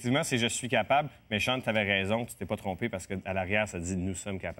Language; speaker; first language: French; native; French